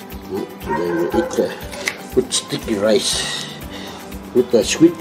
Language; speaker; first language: English; non-native, learner; Vietnamese